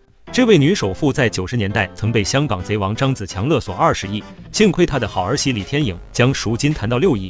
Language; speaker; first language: Chinese; native; Chinese